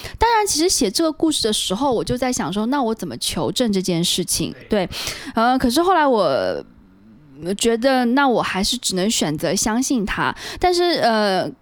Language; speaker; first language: Chinese; native; Chinese